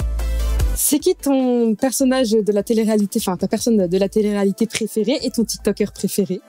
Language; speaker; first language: French; native; French